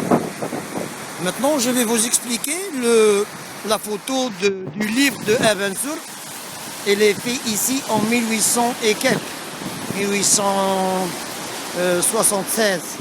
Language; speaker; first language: French; non-native, local second language; Arabic